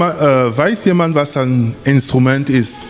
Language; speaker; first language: German; non-native, fluent; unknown